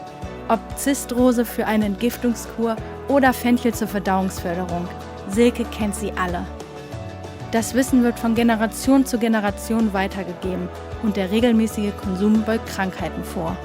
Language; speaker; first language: German; native; German